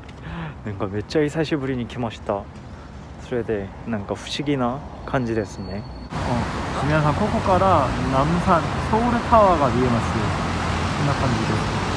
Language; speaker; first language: Japanese; non-native, fluent; Korean